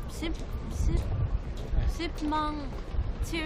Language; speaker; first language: Korean; non-native, learner; Japanese